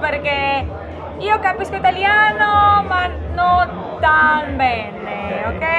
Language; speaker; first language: Italian; non-native, learner; Portuguese